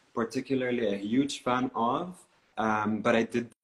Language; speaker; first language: English; non-native, fluent; Arabic